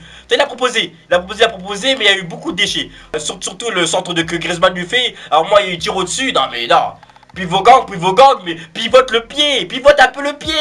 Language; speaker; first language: French; native; French